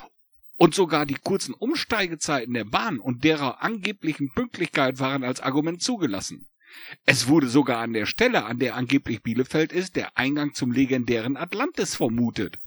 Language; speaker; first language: German; native; German